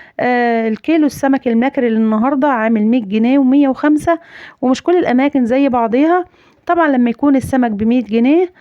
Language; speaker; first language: Arabic; native; Arabic